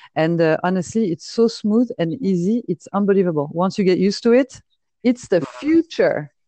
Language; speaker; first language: English; non-native, fluent; French